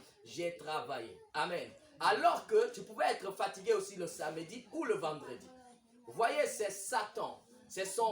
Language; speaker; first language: French; non-native, local second language; Lingala